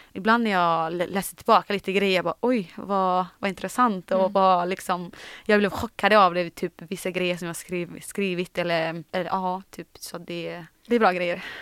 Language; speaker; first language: Swedish; early bilingual, other home language; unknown